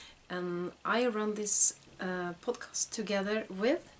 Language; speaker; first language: English; non-native, fluent; Norwegian